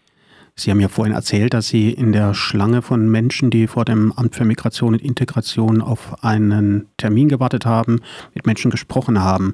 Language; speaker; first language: German; native; German